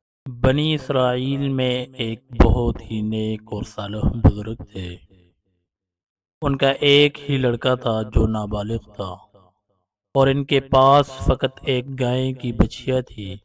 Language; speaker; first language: Urdu; native; Urdu